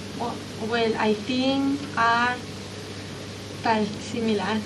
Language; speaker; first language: English; non-native, learner; Spanish